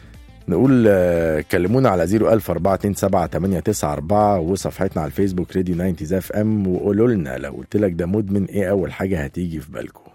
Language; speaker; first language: Arabic; native; Arabic